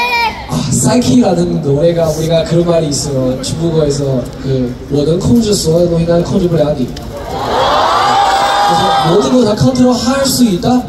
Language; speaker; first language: Korean; non-native, learner; Chinese